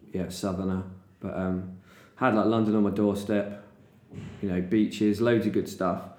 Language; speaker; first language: English; native; English